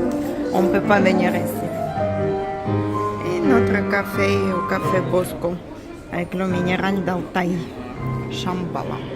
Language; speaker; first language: French; non-native, fluent; Russian